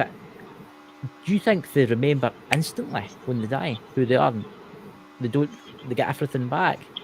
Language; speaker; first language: English; native; English